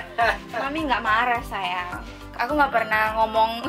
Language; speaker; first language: Indonesian; native; Indonesian